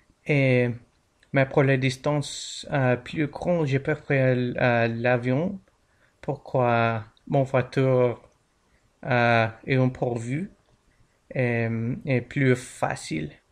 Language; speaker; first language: French; non-native, learner; English